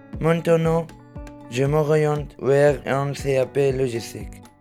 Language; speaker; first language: French; non-native, learner; Persian